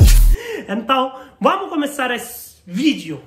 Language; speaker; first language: Portuguese; non-native, learner; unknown